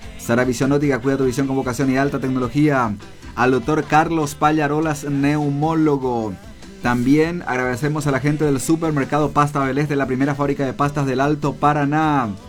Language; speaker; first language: Spanish; non-native, local second language; Guarani